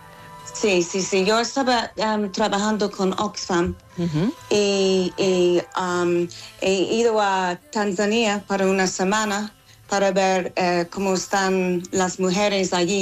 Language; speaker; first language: Spanish; non-native, fluent; English